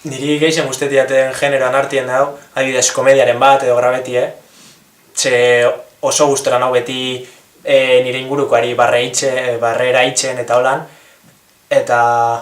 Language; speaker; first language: Basque; native; Basque